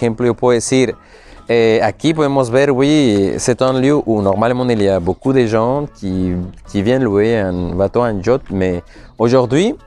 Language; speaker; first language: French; non-native, fluent; Spanish